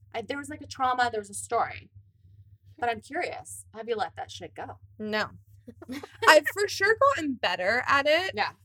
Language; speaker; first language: English; native; English